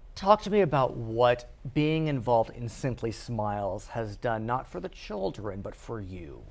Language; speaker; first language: English; native; English